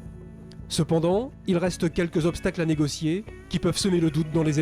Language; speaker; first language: French; native; French